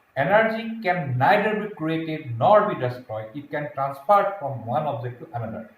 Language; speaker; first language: English; non-native, local second language; Assamese